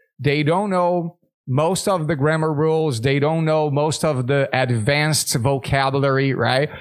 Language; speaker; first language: English; non-native, fluent; Portuguese